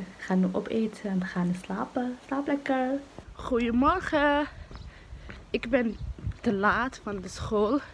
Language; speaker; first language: Dutch; non-native, learner; Somali